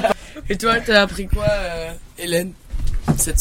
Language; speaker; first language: French; native; French